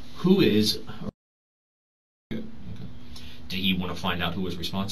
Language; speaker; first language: English; native; English